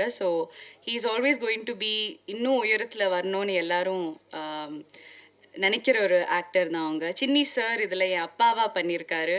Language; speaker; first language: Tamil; non-native, local second language; Malayalam